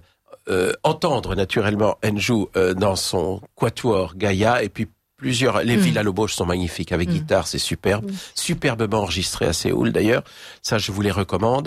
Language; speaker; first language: French; native; French